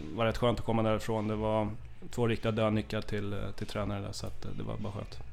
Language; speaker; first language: Swedish; native; Swedish